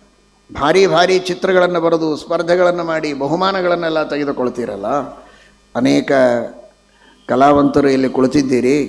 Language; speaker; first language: Kannada; native; Kannada